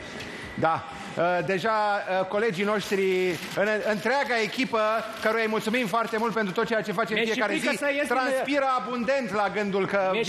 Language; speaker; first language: Romanian; native; Romanian